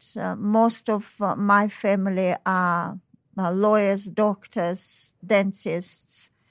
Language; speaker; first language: English; non-native, fluent; Uzbek